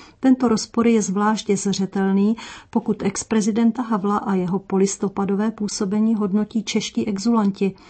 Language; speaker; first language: Czech; native; Czech